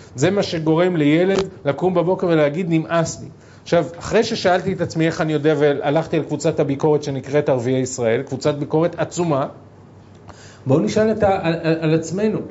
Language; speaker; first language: Hebrew; native; Hebrew